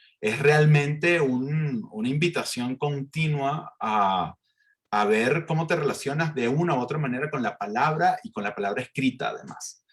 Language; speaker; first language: Spanish; native; Spanish